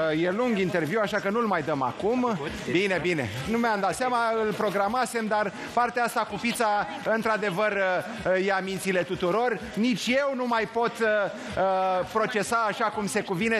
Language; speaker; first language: Romanian; native; Romanian